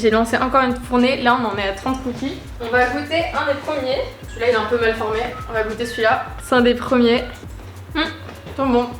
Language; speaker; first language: French; native; French